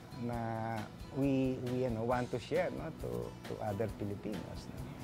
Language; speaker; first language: Filipino; non-native, local second language; Pampanga